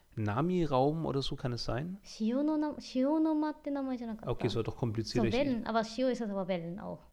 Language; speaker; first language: German; native; German